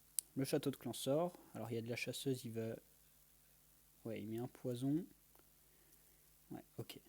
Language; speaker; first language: French; native; French